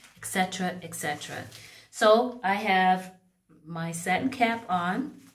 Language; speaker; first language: English; native; English